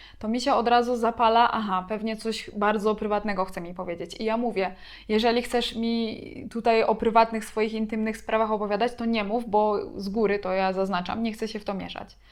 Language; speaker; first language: Polish; native; Polish